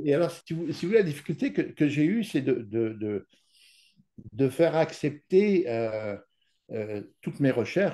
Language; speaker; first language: French; native; French